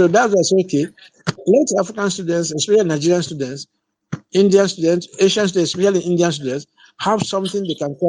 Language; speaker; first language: English; non-native, local second language; Igbo